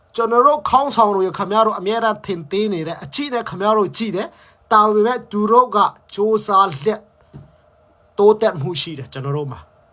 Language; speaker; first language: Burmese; non-native, local second language; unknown